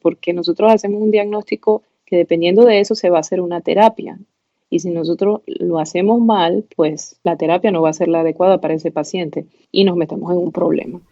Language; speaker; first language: Spanish; native; Spanish